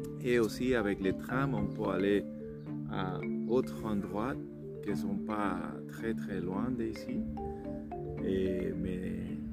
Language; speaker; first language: French; non-native, learner; Spanish